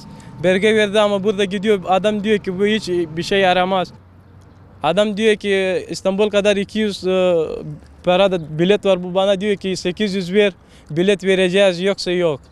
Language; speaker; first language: Turkish; non-native, learner; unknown